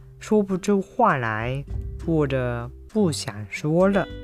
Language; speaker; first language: Chinese; non-native, fluent; Japanese